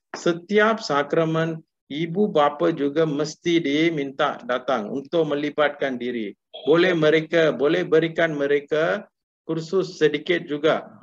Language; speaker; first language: Malay; non-native, local second language; Tamil